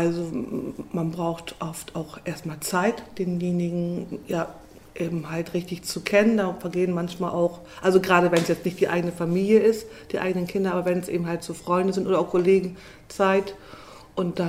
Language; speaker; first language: German; native; German